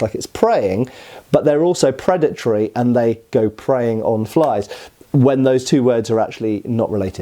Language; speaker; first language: English; native; English